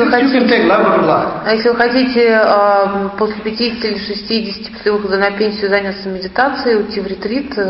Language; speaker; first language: Russian; native; Russian